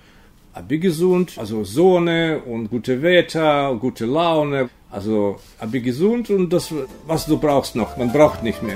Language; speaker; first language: German; non-native, learner; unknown